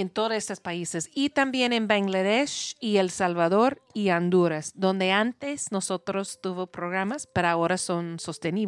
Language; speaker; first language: Spanish; non-native, learner; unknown